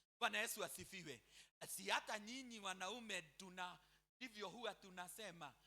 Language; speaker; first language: Swahili; non-native, local second language; Kikuyu